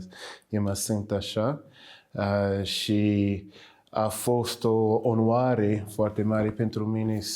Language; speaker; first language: Romanian; non-native, learner; English